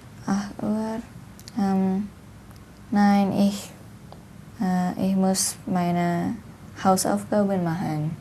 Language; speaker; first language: German; non-native, learner; Indonesian